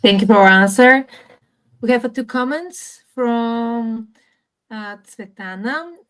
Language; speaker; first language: English; non-native, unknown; Bulgarian